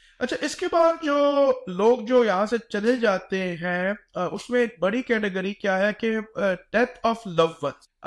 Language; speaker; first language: Urdu; native; Urdu